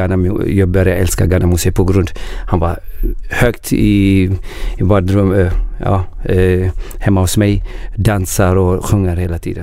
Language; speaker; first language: Swedish; non-native, learner; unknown